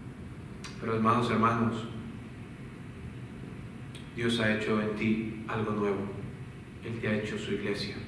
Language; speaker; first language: Spanish; native; Spanish